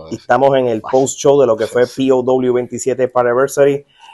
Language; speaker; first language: Spanish; native; Spanish